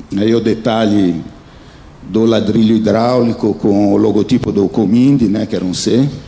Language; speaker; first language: Portuguese; early bilingual, other home language; Italian